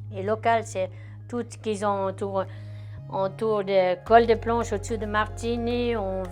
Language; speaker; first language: French; non-native, fluent; English